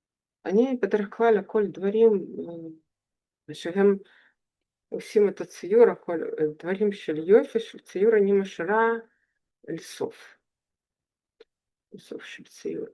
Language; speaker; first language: Hebrew; non-native, fluent; Russian